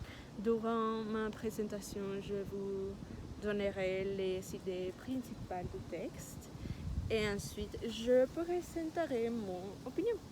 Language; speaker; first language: French; non-native, learner; Spanish